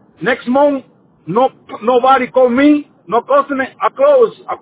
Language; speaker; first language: English; non-native, learner; Spanish